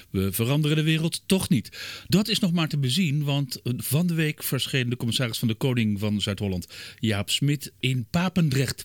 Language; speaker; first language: Dutch; native; Dutch